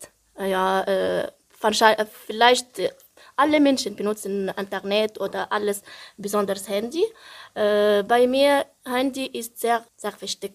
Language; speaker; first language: German; non-native, learner; Arabic